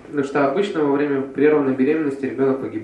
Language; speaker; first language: Russian; native; Russian